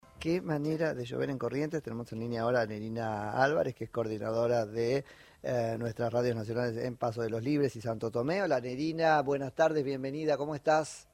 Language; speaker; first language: Spanish; native; Spanish